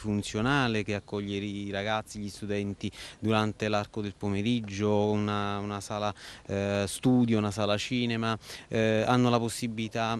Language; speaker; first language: Italian; native; Italian